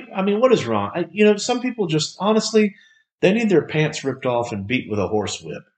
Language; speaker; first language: English; native; English